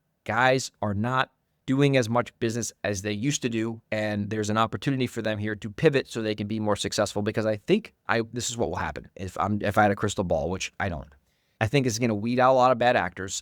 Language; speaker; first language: English; native; English